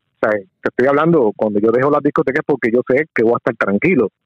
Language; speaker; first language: Spanish; native; Spanish